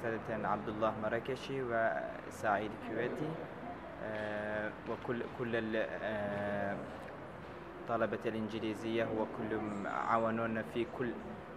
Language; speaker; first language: Arabic; non-native, learner; Turkish